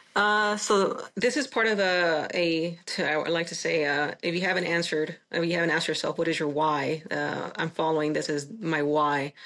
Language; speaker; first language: English; non-native, fluent; Spanish